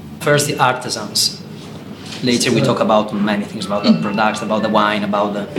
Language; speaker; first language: English; non-native, learner; Italian